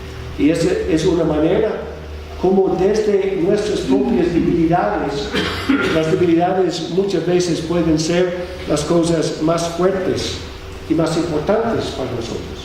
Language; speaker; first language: Spanish; non-native, fluent; English